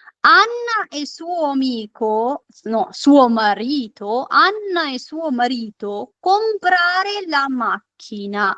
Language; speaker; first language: Italian; non-native, fluent; Urdu